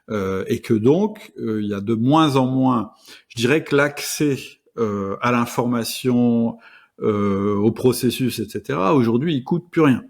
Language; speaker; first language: French; native; French